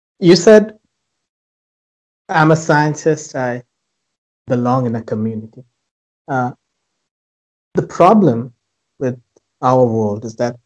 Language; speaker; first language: English; non-native, local second language; Bangla